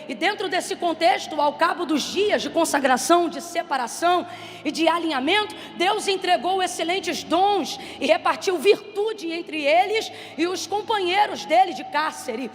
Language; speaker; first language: Portuguese; native; Portuguese